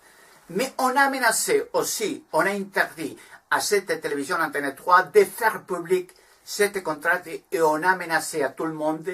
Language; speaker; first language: French; non-native, learner; Spanish